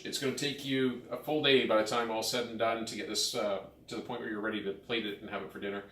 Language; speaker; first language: English; native; English